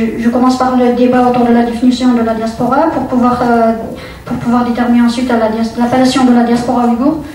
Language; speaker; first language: French; non-native, fluent; Uyghur